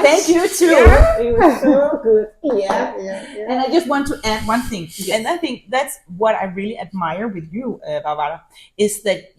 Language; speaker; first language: English; non-native, fluent; Danish